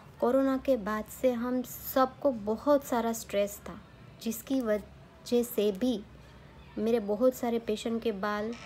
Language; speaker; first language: Hindi; non-native, local second language; Gujarati